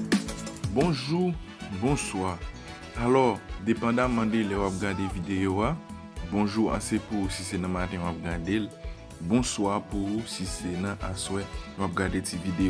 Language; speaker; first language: French; non-native, learner; Haitian Creole